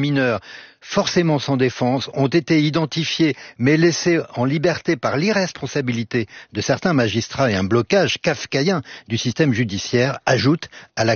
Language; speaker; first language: French; native; French